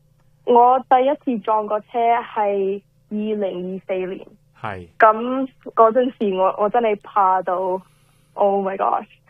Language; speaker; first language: Cantonese; early bilingual, heritage; Cantonese